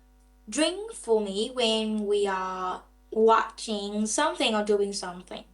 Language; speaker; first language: English; non-native, learner; Vietnamese